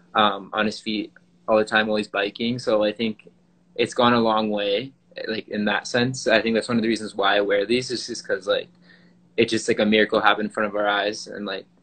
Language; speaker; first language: English; native; English